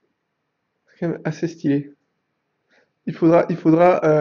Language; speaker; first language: French; native; French